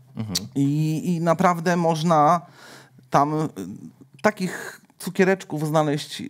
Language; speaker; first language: Polish; native; Polish